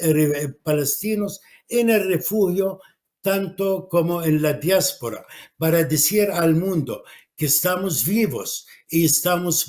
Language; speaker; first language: Spanish; non-native, fluent; Arabic